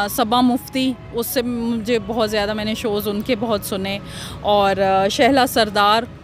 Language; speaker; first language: Urdu; native; Urdu